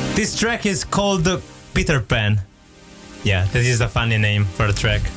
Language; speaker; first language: English; non-native, fluent; Italian